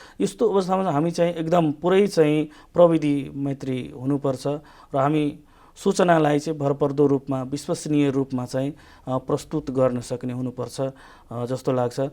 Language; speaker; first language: Nepali; non-native, local second language; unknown